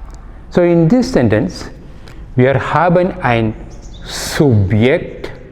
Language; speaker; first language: German; non-native, fluent; Malayalam